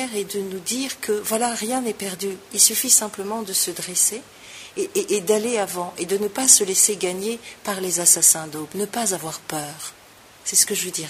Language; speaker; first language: French; native; French